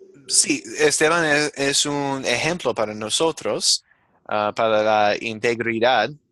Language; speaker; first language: Spanish; non-native, fluent; English